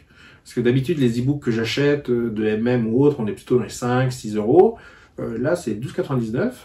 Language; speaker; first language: French; native; French